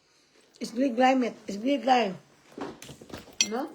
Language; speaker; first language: German; non-native, learner; Cebuano